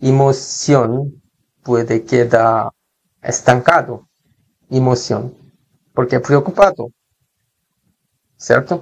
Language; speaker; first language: Spanish; non-native, learner; Korean